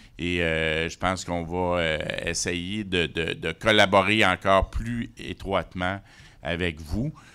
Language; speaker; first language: French; native; French